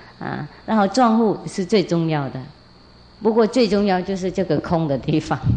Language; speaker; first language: Chinese; non-native, fluent; Vietnamese